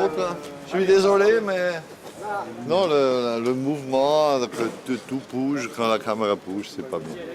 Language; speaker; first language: French; non-native, fluent; German